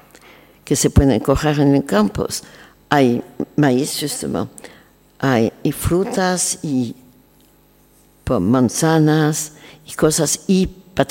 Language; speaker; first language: Spanish; non-native, learner; French